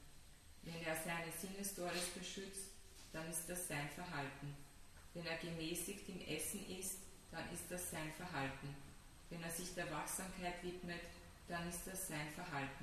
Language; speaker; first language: German; native; German